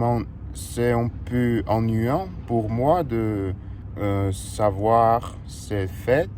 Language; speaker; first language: French; non-native, learner; Russian